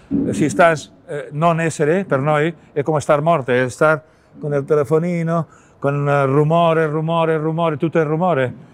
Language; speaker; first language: Italian; non-native, learner; Catalan